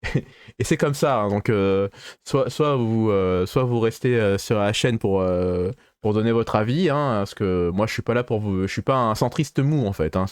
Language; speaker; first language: French; native; French